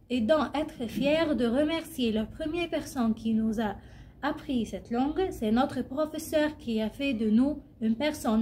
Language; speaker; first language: French; non-native, learner; Arabic